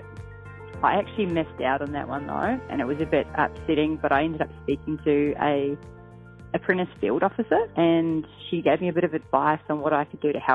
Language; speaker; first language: English; native; English